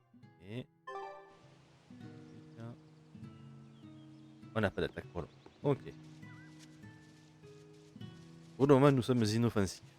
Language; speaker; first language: French; native; French